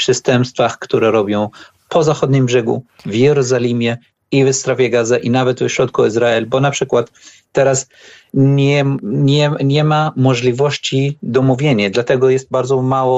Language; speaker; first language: Polish; non-native, learner; Arabic